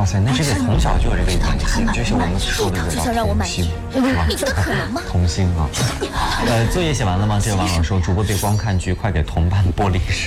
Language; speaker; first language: Chinese; native; Chinese